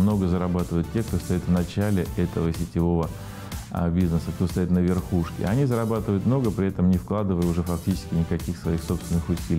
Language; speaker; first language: Russian; native; Russian